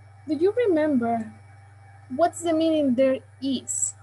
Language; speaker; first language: English; non-native, fluent; Spanish